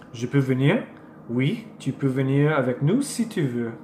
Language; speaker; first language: French; non-native, learner; English